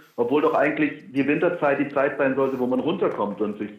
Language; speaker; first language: German; non-native, fluent; Polish